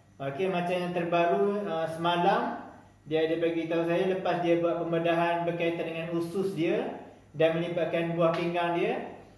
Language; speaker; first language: Malay; native; Malay